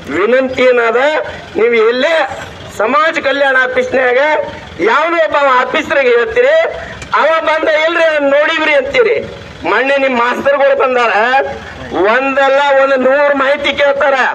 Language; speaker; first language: Kannada; native; Kannada